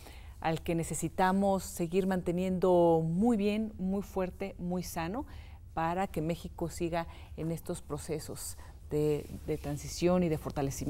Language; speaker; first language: Spanish; native; Spanish